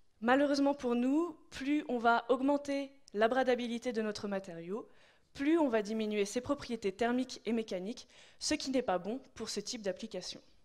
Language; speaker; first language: French; native; French